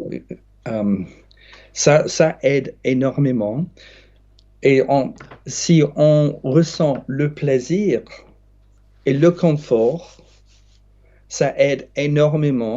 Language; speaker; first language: French; non-native, fluent; English